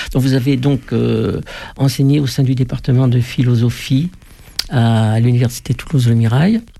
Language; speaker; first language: French; native; French